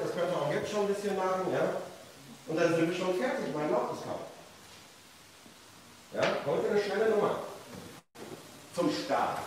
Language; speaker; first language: German; native; German